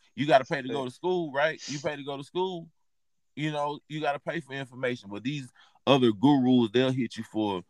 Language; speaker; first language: English; native; English